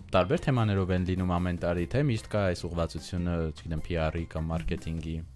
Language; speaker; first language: Armenian; native; Armenian